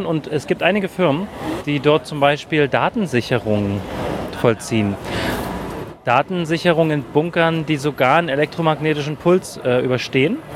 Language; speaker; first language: German; native; German